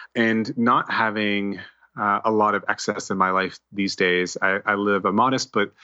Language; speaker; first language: English; native; English